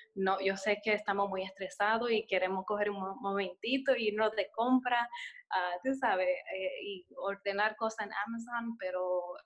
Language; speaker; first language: Spanish; early bilingual, heritage; Spanish